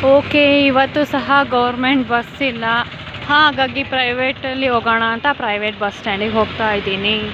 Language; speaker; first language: Kannada; non-native, local second language; Malayalam